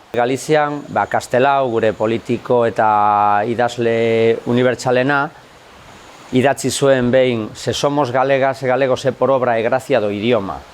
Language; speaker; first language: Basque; non-native, fluent; Galician